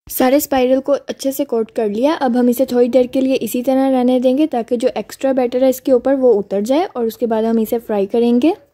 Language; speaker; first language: Urdu; native; Urdu